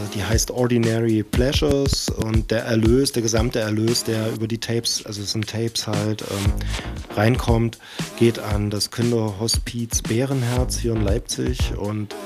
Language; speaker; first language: German; native; German